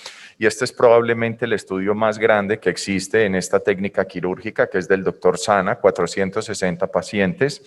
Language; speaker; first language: Spanish; native; Spanish